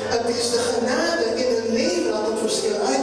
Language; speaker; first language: Dutch; non-native, local second language; Papiamento